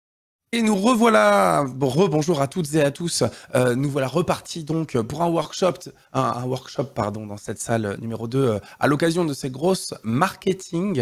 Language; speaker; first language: French; native; French